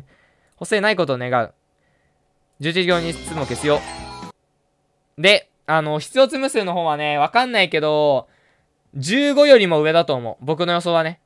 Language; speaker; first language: Japanese; native; Japanese